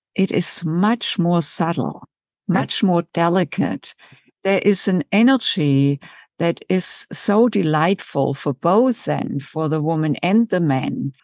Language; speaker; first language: English; non-native, fluent; German